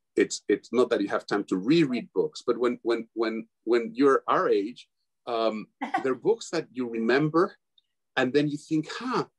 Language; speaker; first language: English; non-native, fluent; Spanish